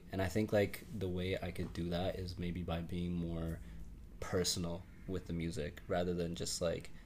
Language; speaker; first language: English; native; English